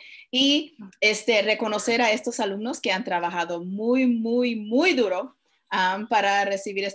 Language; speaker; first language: Spanish; early bilingual, other home language; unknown